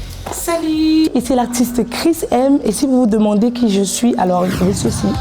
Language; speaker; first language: French; native; French